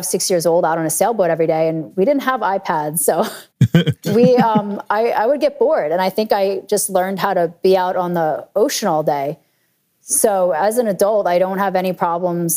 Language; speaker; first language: English; native; English